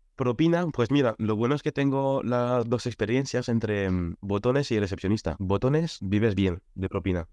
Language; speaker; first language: Spanish; non-native, fluent; French